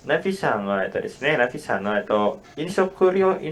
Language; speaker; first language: Japanese; non-native, fluent; Indonesian